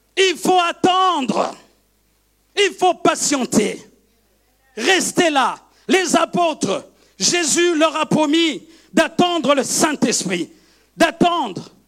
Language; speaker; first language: French; non-native, local second language; Lingala